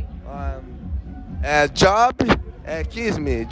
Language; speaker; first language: English; non-native, learner; Portuguese